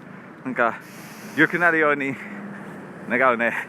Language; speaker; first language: Japanese; non-native, learner; English